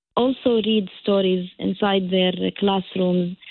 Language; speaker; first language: English; non-native, fluent; Arabic